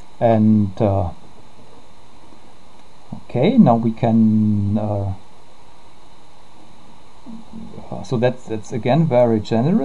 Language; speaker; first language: English; non-native, fluent; German